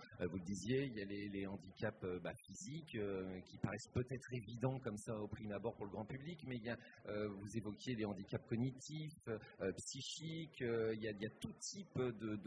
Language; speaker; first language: French; native; French